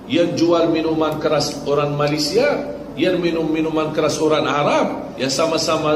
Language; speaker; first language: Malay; non-native, fluent; Arabic